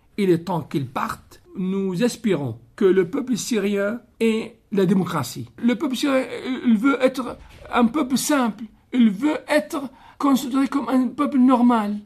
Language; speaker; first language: French; non-native, fluent; Arabic